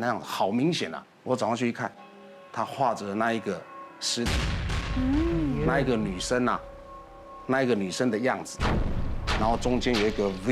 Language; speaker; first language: Chinese; native; Chinese